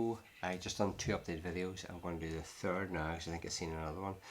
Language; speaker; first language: English; native; English